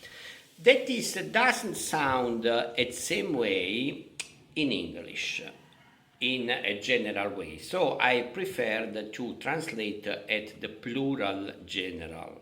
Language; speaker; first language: English; non-native, fluent; Italian